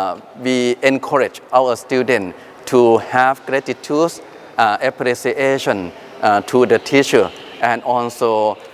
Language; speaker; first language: English; non-native, fluent; Thai